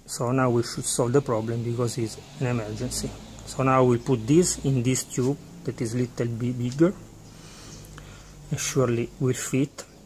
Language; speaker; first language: English; non-native, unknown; Italian